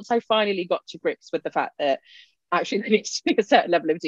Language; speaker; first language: English; non-native, local second language; Punjabi